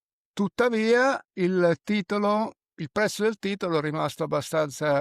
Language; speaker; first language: Italian; native; Italian